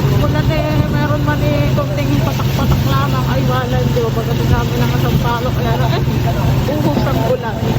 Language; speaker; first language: Filipino; native; Filipino